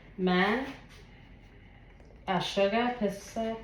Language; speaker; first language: Persian; non-native, learner; English